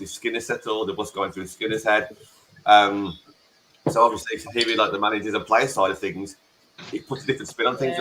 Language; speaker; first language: English; native; English